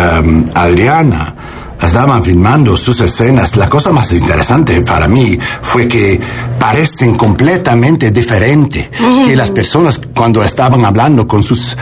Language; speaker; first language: Spanish; non-native, learner; English